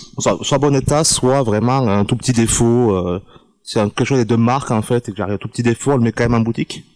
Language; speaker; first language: French; native; French